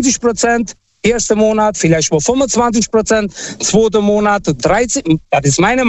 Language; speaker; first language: German; non-native, fluent; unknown